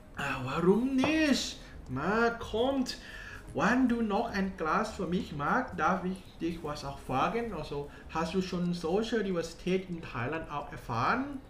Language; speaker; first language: German; non-native, learner; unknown